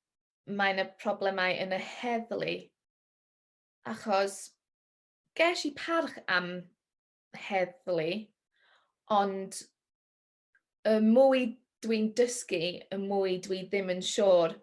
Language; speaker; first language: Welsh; non-native, learner; English